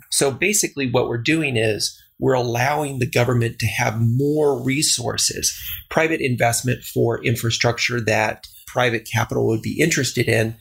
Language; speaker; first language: English; native; English